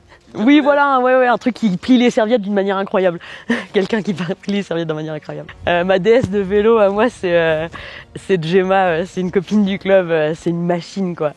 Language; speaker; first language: French; native; French